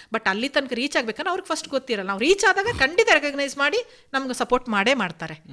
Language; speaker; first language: Kannada; non-native, local second language; Kodava